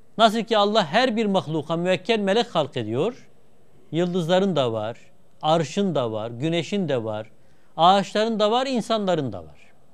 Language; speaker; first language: Turkish; native; Turkish